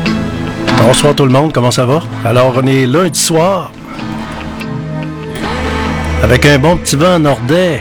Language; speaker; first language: French; native; French